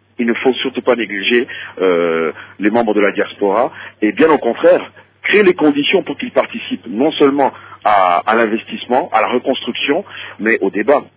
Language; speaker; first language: French; non-native, local second language; Lingala